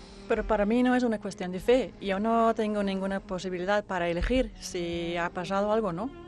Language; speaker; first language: Spanish; non-native, fluent; Danish